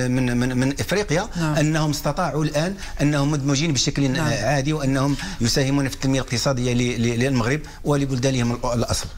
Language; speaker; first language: Arabic; non-native, fluent; Spanish